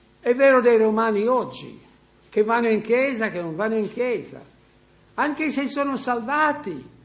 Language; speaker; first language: Italian; non-native, fluent; English